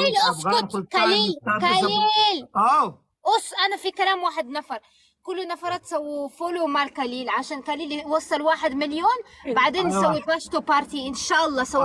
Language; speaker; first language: Arabic; non-native, learner; Pashto